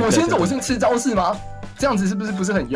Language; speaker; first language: Chinese; native; Chinese